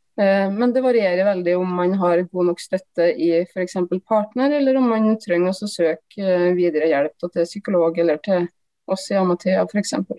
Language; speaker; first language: Norwegian; native; Norwegian